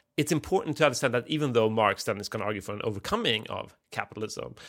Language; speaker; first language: English; non-native, fluent; Swedish